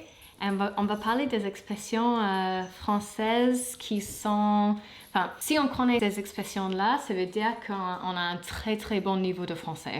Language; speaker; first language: French; non-native, fluent; English